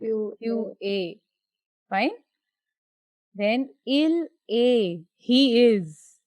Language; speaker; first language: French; non-native, fluent; Hindi